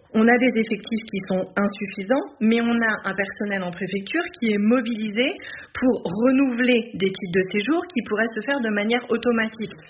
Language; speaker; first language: French; native; French